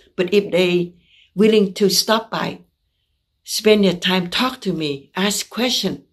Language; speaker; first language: English; non-native, fluent; Vietnamese